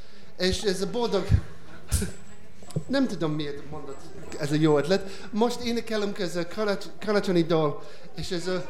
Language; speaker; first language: Hungarian; non-native, learner; English